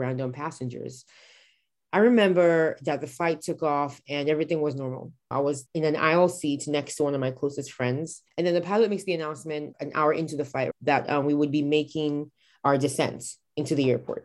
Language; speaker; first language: English; non-native, local second language; Igbo